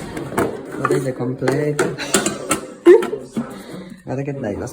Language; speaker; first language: Italian; native; Italian